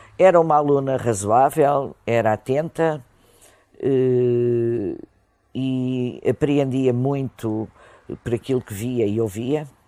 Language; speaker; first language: Portuguese; native; Portuguese